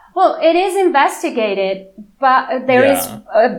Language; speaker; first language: English; non-native, fluent; Portuguese